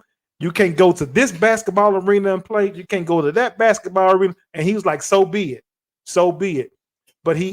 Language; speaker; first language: English; native; English